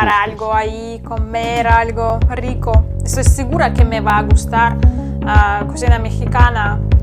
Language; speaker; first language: Spanish; non-native, fluent; Russian